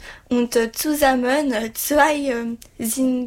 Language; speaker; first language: German; non-native, learner; French